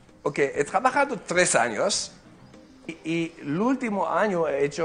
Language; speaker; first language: Spanish; non-native, learner; French